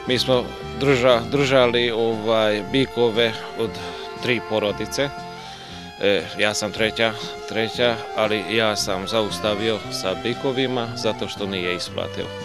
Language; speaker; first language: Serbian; non-native, local second language; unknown